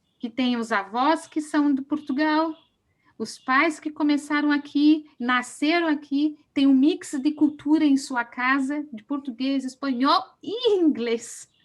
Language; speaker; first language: Portuguese; native; Portuguese